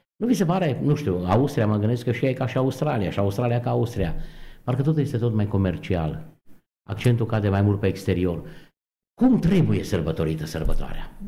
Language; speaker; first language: Romanian; native; Romanian